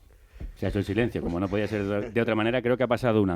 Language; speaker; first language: Spanish; native; Spanish